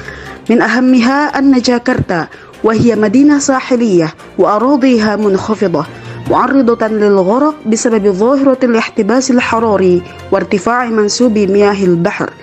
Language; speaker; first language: Arabic; non-native, learner; Indonesian